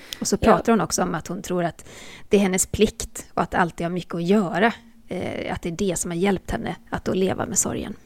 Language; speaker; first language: Swedish; native; Swedish